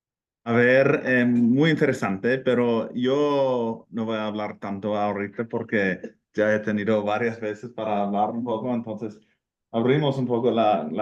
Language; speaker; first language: Spanish; non-native, fluent; English